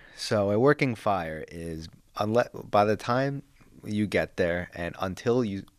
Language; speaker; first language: English; native; English